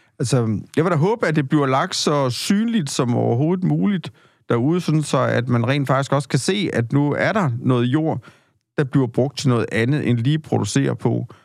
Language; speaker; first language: Danish; native; Danish